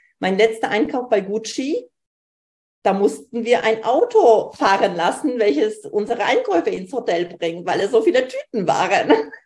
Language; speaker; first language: German; early bilingual, other home language; Polish